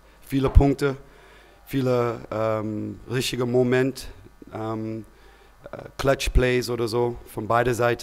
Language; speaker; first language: German; non-native, fluent; English